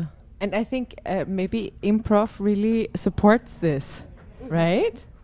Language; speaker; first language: English; non-native, fluent; German